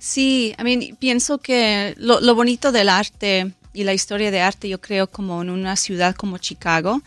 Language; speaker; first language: Spanish; early bilingual, heritage; Spanish